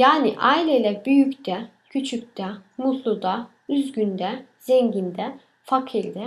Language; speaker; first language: Turkish; early bilingual, other home language; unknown